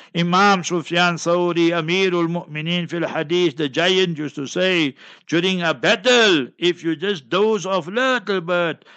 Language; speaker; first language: English; native; English